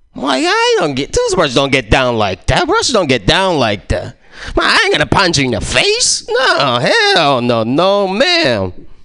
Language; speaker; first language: English; non-native, fluent; Japanese